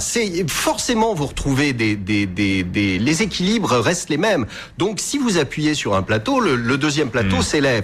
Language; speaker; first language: French; native; French